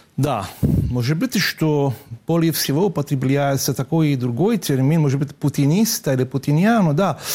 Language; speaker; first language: Russian; non-native, fluent; Italian